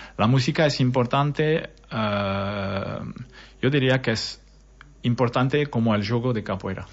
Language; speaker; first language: Spanish; non-native, fluent; French